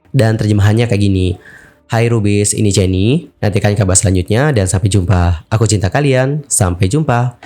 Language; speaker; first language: Indonesian; native; Indonesian